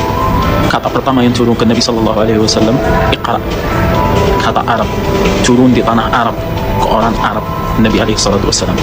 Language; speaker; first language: Indonesian; non-native, fluent; Arabic